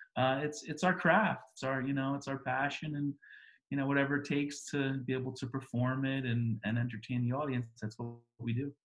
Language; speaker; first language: English; native; English